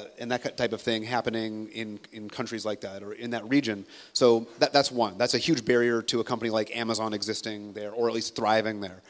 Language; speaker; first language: English; native; English